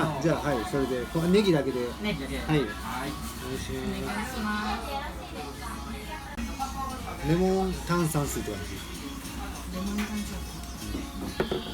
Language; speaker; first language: Japanese; native; Japanese